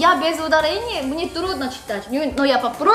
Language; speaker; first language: Russian; non-native, learner; Korean